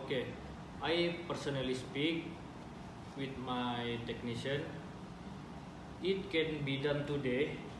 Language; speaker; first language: English; non-native, learner; Malay